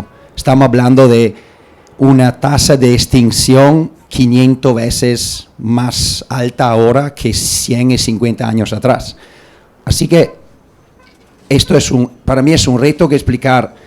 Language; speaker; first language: Spanish; non-native, learner; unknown